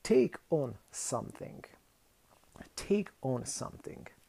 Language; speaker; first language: English; non-native, fluent; Hungarian